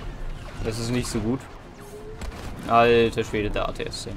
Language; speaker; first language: German; native; German